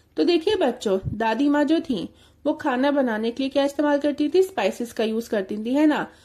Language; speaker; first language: Hindi; native; Hindi